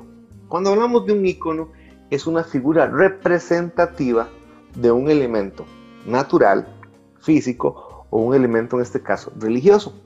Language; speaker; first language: Spanish; native; Spanish